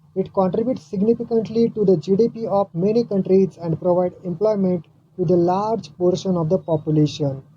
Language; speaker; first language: English; non-native, local second language; Marathi